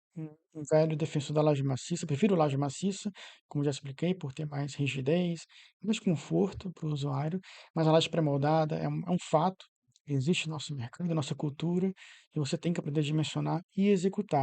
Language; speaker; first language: Portuguese; native; Portuguese